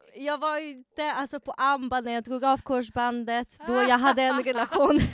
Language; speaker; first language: Swedish; early bilingual, other home language; Russian